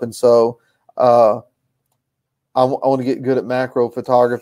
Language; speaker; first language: English; native; English